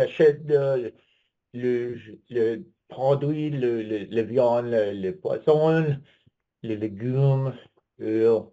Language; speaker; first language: French; non-native, learner; English